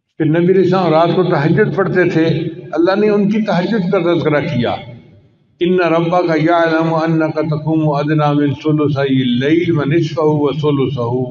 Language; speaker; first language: Urdu; non-native, local second language; Punjabi